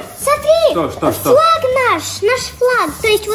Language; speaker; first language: Russian; early bilingual, heritage; Russian